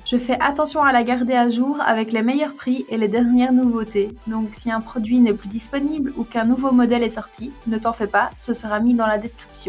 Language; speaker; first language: French; native; French